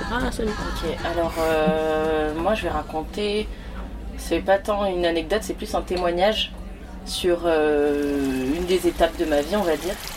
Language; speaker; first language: French; native; French